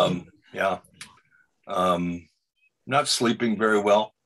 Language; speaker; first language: English; native; English